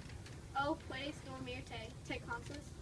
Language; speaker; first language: Spanish; non-native, learner; English